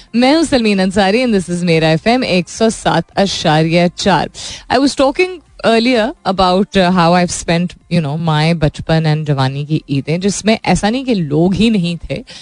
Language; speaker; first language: Urdu; native; Urdu